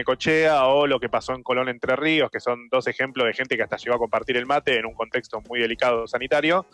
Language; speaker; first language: Spanish; native; Spanish